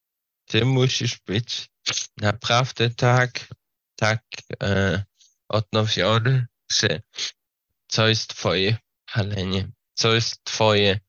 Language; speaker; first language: Polish; non-native, learner; Slovak